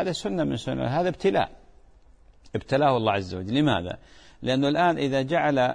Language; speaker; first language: Arabic; native; Arabic